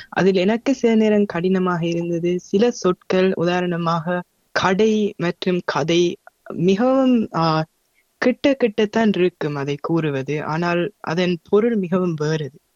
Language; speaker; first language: Tamil; early bilingual, heritage; Tamil